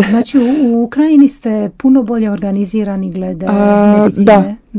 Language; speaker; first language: Croatian; native; Croatian